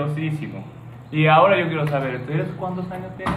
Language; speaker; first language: Spanish; non-native, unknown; Japanese